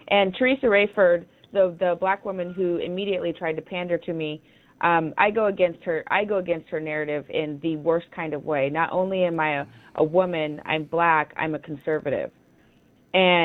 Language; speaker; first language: English; native; English